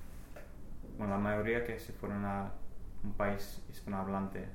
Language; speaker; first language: Spanish; non-native, fluent; English